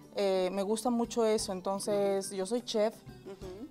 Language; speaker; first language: Spanish; native; Spanish